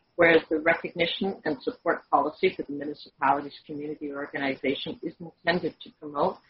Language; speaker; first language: English; native; English